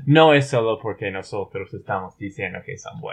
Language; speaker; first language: Spanish; non-native, learner; English